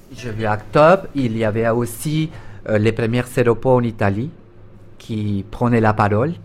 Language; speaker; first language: French; non-native, fluent; Spanish